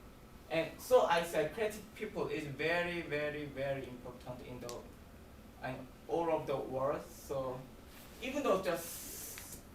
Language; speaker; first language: English; non-native, learner; Korean